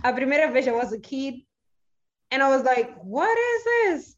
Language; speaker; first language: English; non-native, fluent; Portuguese